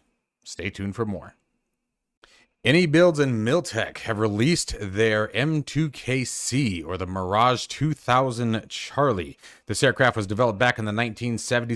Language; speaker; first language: English; native; English